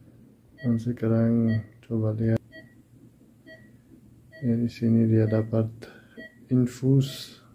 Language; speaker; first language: Indonesian; non-native, fluent; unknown